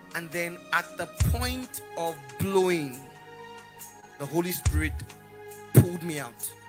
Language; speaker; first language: English; non-native, local second language; Yoruba